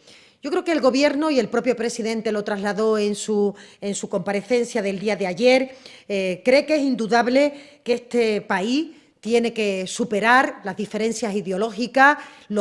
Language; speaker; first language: Spanish; native; Spanish